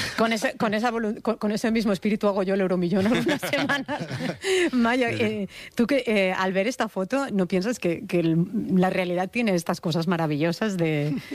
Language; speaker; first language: Spanish; native; Spanish